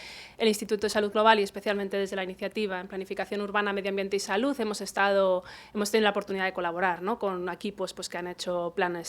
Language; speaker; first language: Spanish; native; Spanish